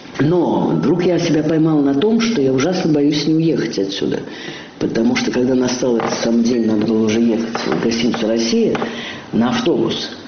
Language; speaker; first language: Russian; native; Russian